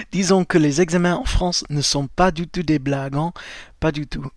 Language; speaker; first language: French; non-native, fluent; English